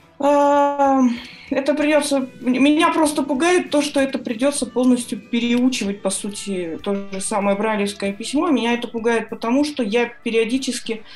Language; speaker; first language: Russian; native; Russian